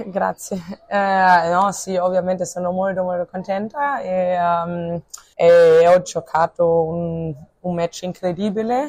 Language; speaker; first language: Italian; non-native, fluent; German